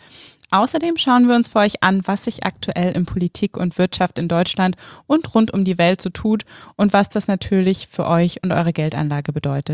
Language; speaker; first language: German; native; German